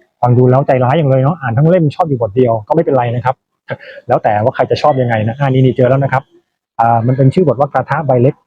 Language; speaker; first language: Thai; native; Thai